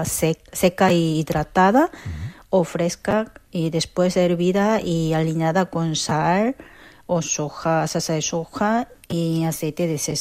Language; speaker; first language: Spanish; non-native, fluent; Korean